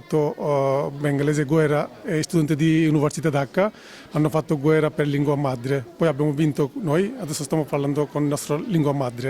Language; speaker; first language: Italian; non-native, learner; Bangla